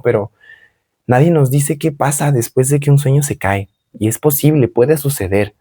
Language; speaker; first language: Spanish; native; Spanish